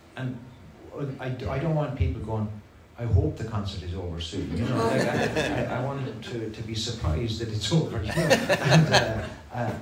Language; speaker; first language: English; native; English